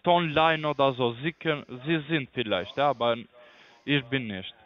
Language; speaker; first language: German; non-native, learner; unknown